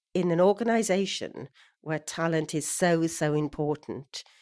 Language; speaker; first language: English; native; English